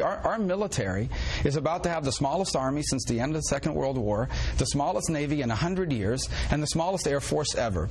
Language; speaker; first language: English; native; English